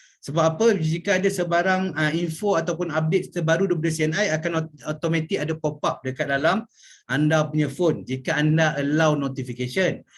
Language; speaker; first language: Malay; native; Malay